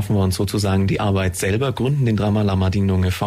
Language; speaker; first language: German; native; German